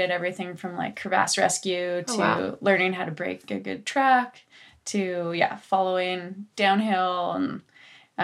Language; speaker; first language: English; native; English